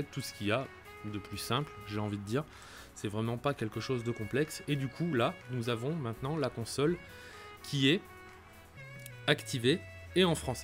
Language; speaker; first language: French; native; French